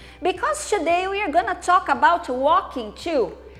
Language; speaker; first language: English; non-native, fluent; Portuguese